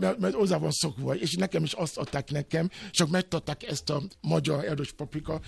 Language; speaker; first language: Hungarian; non-native, learner; Yoruba